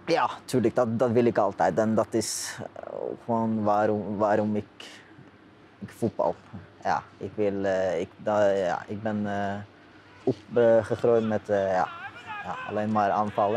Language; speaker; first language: Dutch; non-native, fluent; Norwegian